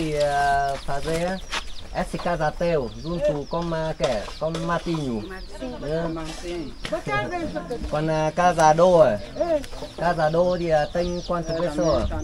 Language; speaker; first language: Portuguese; non-native, learner; Vietnamese